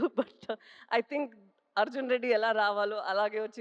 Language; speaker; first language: Telugu; non-native, fluent; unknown